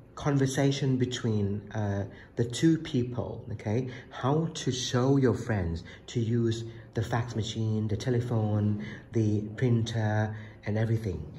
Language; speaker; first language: English; non-native, fluent; Thai